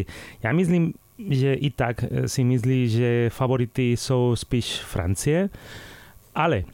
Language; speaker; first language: Czech; non-native, fluent; Spanish